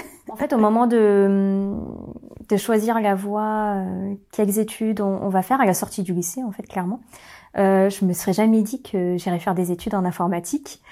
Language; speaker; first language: French; native; French